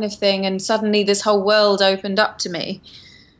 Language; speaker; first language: English; native; English